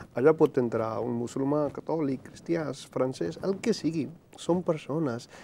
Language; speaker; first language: Catalan; non-native, fluent; Punjabi